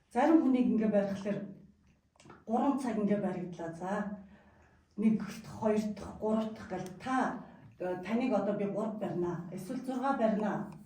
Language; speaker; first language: Mongolian; native; Mongolian